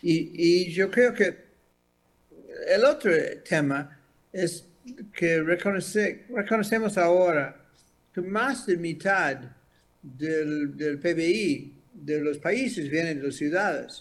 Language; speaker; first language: Spanish; non-native, fluent; English